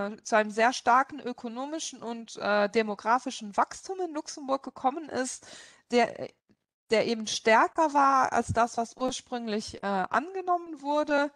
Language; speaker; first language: German; non-native, local second language; Luxembourgish